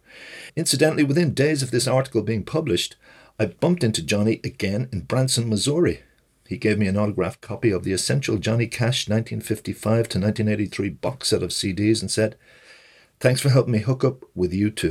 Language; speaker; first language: English; native; English